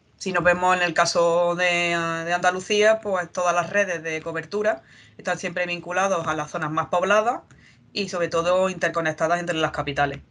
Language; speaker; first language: Spanish; native; Spanish